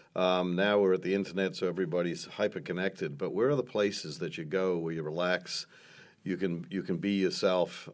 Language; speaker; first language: English; native; English